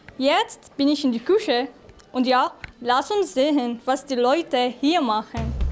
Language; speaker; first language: German; non-native, learner; Arabic